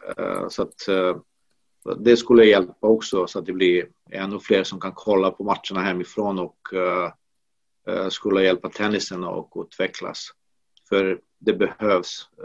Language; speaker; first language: Swedish; non-native, fluent; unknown